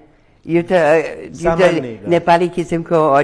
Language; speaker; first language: Nepali; non-native, learner; English